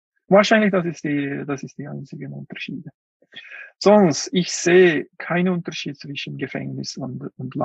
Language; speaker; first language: German; non-native, fluent; Uyghur